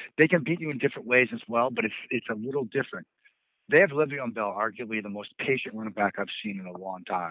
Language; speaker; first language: English; native; English